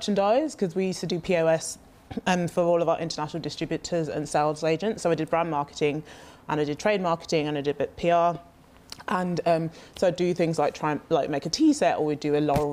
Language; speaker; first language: English; native; English